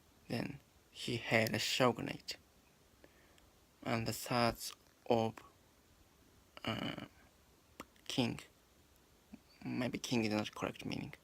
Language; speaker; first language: English; non-native, learner; Japanese